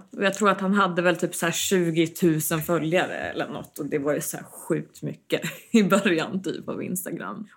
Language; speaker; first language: Swedish; early bilingual, other home language; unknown